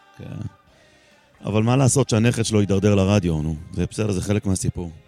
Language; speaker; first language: Hebrew; native; Hebrew